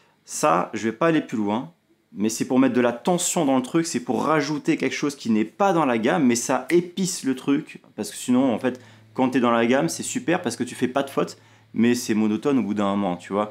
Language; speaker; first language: French; native; French